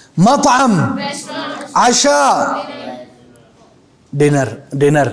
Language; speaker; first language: Arabic; non-native, fluent; Urdu